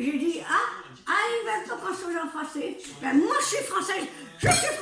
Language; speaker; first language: French; early bilingual, other home language; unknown